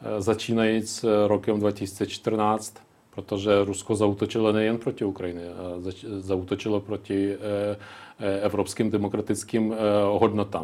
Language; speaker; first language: Czech; non-native, local second language; Ukrainian